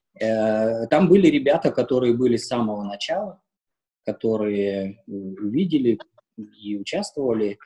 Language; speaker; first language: Russian; native; Russian